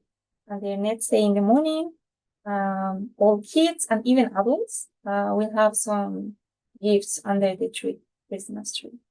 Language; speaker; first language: English; non-native, fluent; Spanish